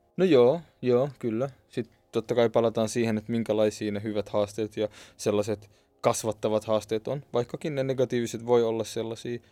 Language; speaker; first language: Finnish; early bilingual, other home language; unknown